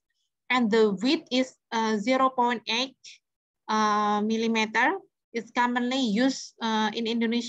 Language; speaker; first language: English; non-native, fluent; Indonesian